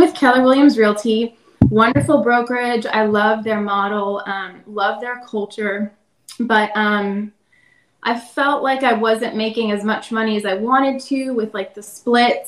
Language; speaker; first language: English; native; English